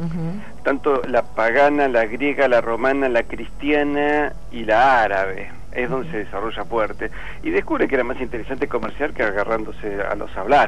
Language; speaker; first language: Spanish; native; Spanish